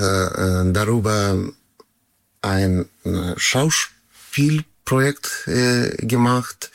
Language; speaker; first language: German; non-native, fluent; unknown